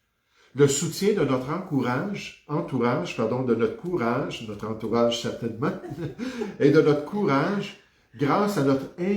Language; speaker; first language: French; native; French